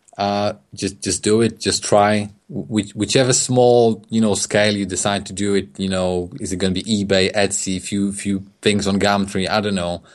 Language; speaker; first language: English; non-native, fluent; Polish